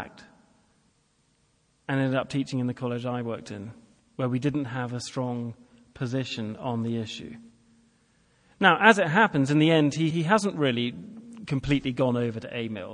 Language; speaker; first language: English; native; English